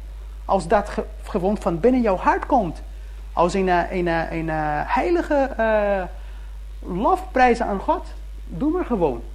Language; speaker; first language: Dutch; early bilingual, heritage; Dutch